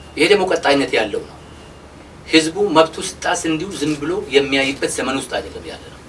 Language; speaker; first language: Amharic; non-native, local second language; Oromo